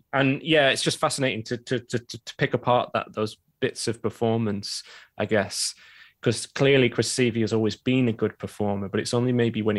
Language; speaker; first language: English; native; English